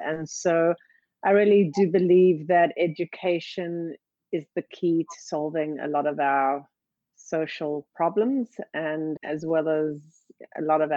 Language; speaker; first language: English; native; English